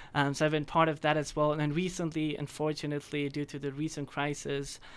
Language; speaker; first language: English; non-native, fluent; Persian